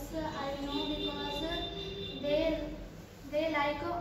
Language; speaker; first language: English; non-native, learner; Hindi